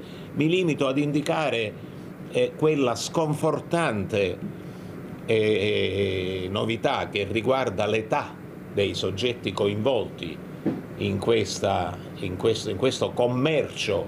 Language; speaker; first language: Italian; native; Italian